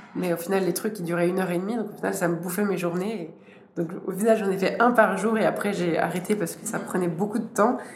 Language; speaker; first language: French; native; French